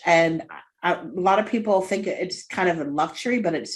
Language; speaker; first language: English; native; English